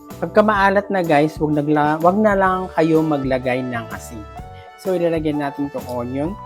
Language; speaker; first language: Filipino; non-native, local second language; Iloko